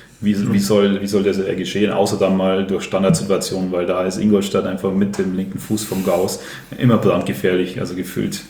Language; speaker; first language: German; native; German